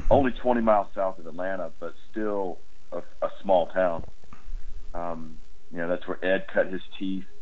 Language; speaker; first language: English; native; English